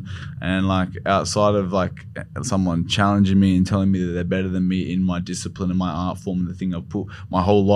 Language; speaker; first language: English; native; English